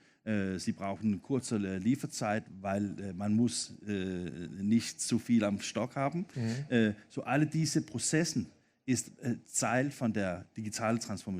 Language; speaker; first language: German; non-native, fluent; Danish